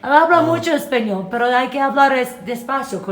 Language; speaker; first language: Spanish; non-native, learner; English